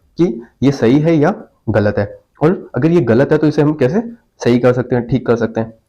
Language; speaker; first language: Hindi; native; Hindi